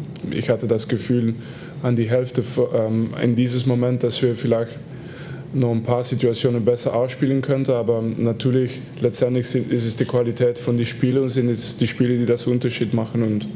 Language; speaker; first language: German; non-native, fluent; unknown